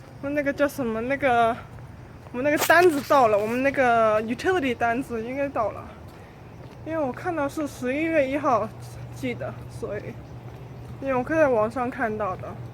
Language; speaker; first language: Chinese; early bilingual, heritage; Chinese